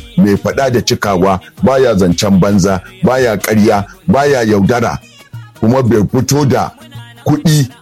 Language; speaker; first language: Hausa; native; Hausa